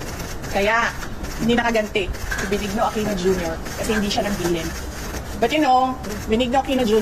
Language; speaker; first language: Filipino; non-native, local second language; Cebuano